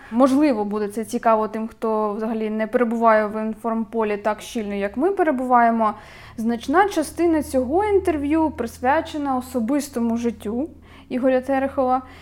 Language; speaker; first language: Ukrainian; native; Ukrainian